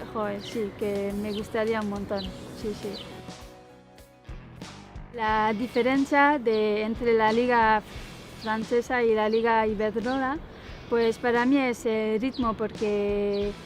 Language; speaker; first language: Spanish; non-native, fluent; French